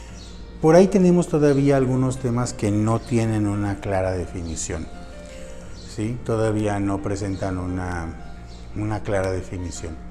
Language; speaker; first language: Spanish; native; Spanish